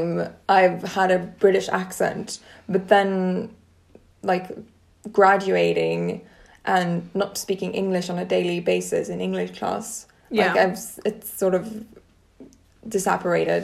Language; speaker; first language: English; non-native, fluent; Swedish